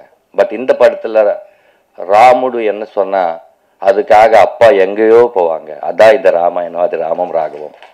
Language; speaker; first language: Tamil; non-native, local second language; Telugu